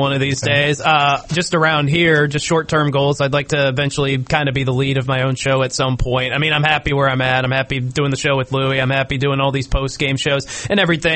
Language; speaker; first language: English; native; English